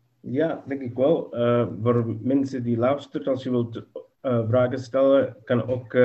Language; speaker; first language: Dutch; non-native, learner; English